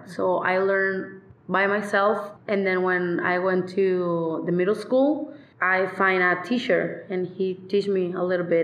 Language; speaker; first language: English; non-native, learner; Spanish